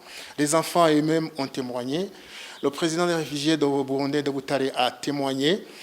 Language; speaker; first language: French; non-native, local second language; Rundi